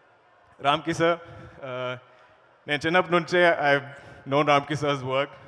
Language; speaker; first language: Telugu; non-native, learner; Malayalam